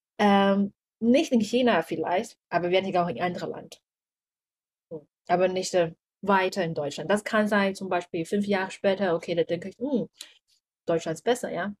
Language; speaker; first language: German; non-native, learner; Chinese